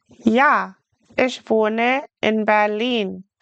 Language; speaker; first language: German; non-native, fluent; English